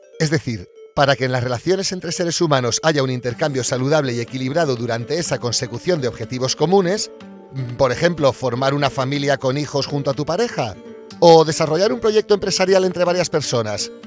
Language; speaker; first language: Spanish; native; Spanish